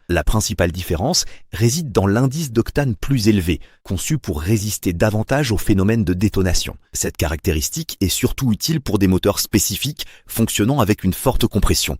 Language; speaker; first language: French; native; French